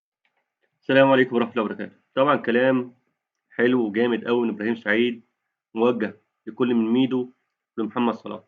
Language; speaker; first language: Arabic; native; Arabic